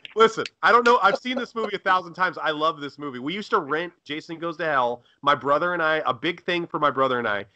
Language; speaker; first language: English; native; English